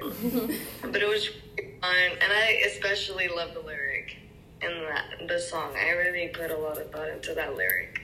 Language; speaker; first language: English; early bilingual, other home language; Spanish